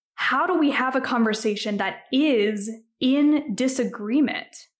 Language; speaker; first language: English; native; English